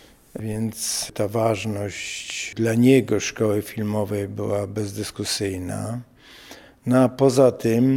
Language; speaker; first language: Polish; native; Polish